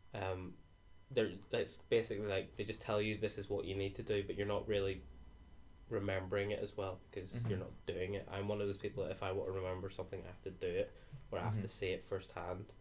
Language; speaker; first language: English; native; English